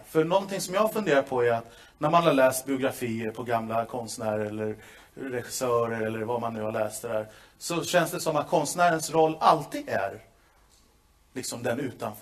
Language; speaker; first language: Swedish; native; Swedish